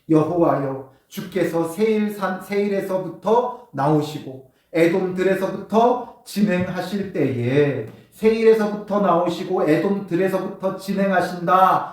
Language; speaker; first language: Korean; native; Korean